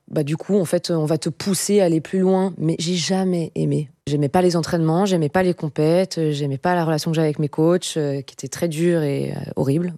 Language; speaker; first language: French; native; French